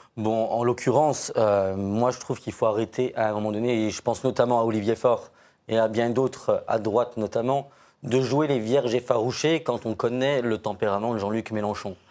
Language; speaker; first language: French; native; French